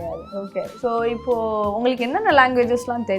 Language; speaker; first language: Tamil; native; Tamil